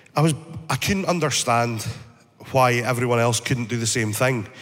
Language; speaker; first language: English; native; English